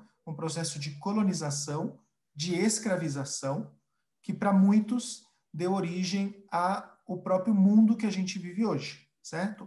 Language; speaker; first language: Portuguese; early bilingual, other home language; Spanish